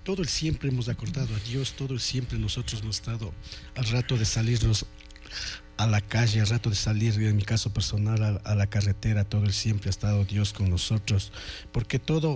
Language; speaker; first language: Spanish; native; Spanish